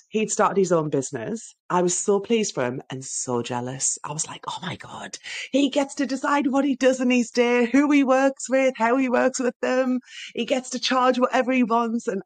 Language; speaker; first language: English; native; English